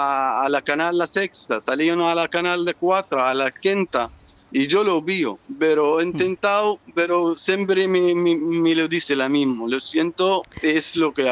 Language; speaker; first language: Spanish; non-native, learner; Arabic